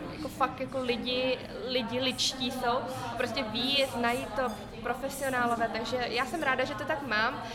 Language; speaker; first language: Czech; early bilingual, other home language; Vietnamese